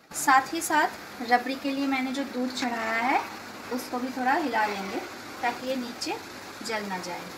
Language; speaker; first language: Hindi; non-native, local second language; Bangla